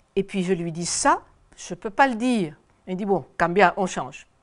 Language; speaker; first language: French; native; French